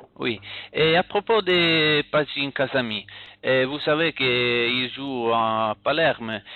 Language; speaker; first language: French; non-native, learner; Italian